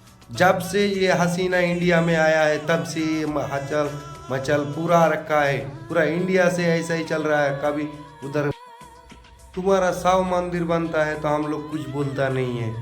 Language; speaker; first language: Hindi; non-native, local second language; Bangla